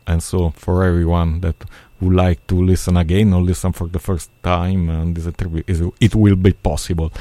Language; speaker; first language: English; non-native, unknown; Italian